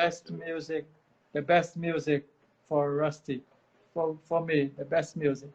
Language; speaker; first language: English; non-native, learner; Portuguese